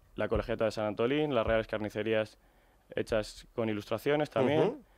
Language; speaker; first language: Spanish; native; Spanish